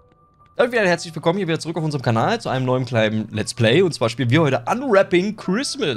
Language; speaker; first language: German; native; German